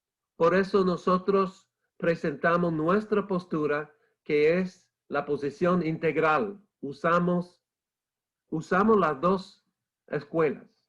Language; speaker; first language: Spanish; non-native, fluent; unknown